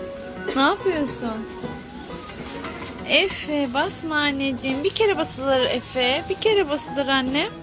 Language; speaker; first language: Turkish; native; Turkish